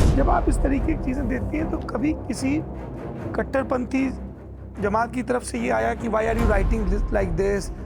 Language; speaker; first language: Hindi; native; Hindi